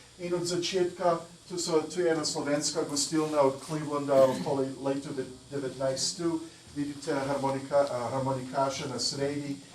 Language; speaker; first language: Slovenian; early bilingual, heritage; English